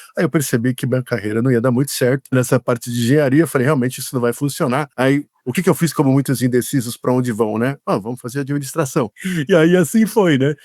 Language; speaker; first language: Portuguese; native; Portuguese